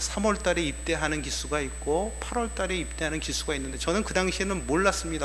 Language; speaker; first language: Korean; native; Korean